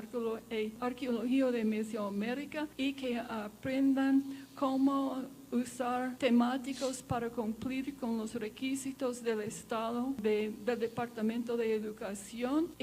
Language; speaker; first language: Spanish; non-native, fluent; English